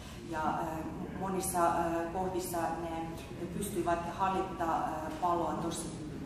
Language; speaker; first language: Finnish; non-native, fluent; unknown